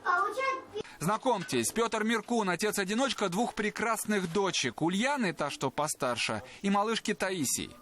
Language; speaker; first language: Russian; native; Russian